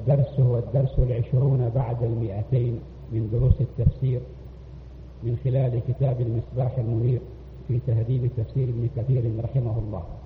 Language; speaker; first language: Arabic; native; Arabic